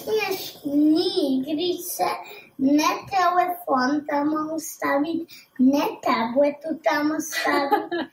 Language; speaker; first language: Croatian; early bilingual, heritage; Croatian